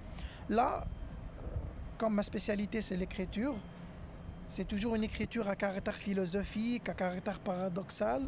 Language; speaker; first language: French; non-native, local second language; Arabic